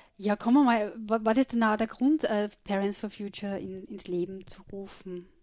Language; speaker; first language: German; native; German